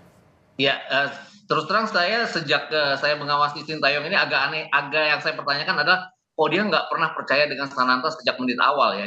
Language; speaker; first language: Indonesian; native; Indonesian